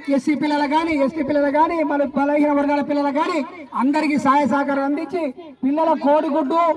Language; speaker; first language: Telugu; native; Telugu